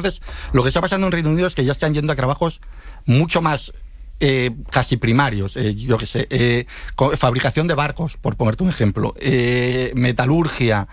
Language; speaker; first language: Spanish; native; Spanish